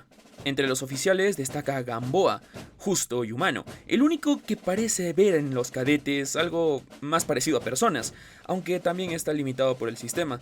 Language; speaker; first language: Spanish; native; Spanish